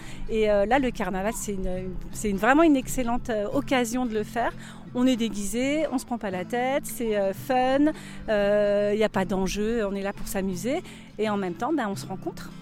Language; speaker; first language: French; native; French